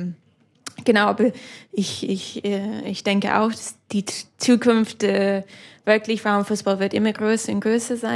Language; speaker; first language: German; non-native, fluent; English